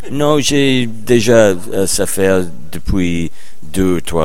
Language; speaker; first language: French; non-native, learner; English